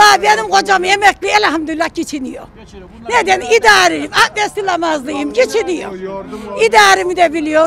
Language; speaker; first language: Turkish; native; Turkish